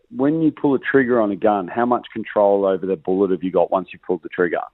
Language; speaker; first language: English; native; English